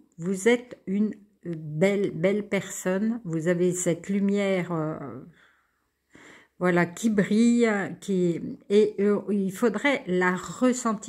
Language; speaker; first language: French; native; French